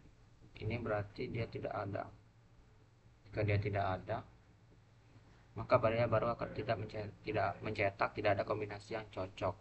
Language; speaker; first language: Indonesian; native; Indonesian